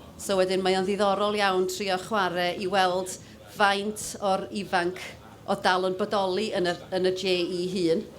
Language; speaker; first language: Welsh; native; Welsh